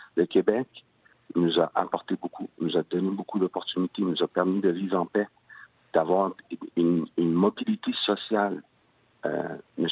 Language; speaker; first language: French; early bilingual, other home language; Spanish